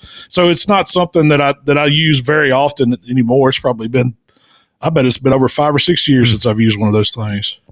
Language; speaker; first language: English; native; English